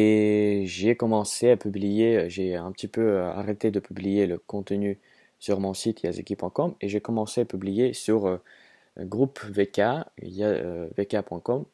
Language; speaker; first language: French; non-native, fluent; Russian